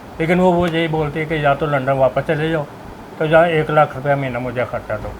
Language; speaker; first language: Urdu; non-native, local second language; Punjabi